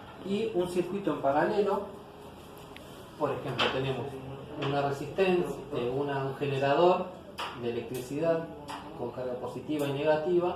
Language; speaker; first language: Spanish; native; Spanish